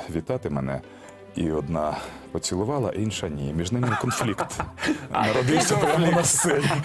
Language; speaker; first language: Ukrainian; native; Ukrainian